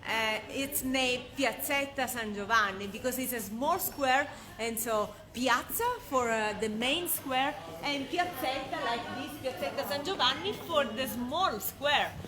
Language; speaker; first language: English; non-native, fluent; Italian